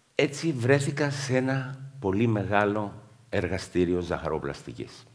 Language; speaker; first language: Greek; native; Greek